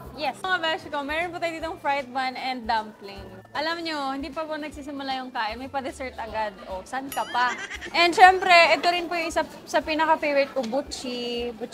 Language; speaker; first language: Filipino; native; Filipino